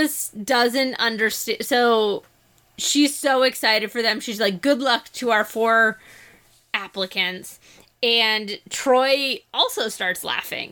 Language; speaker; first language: English; native; English